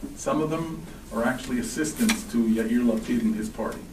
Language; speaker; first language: English; native; English